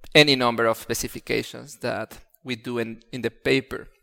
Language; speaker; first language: English; non-native, fluent; Spanish